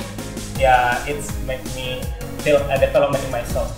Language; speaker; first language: English; non-native, learner; Indonesian